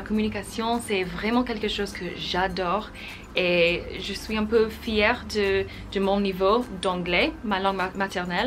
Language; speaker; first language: French; non-native, fluent; English